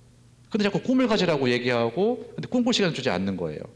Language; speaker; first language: Korean; native; Korean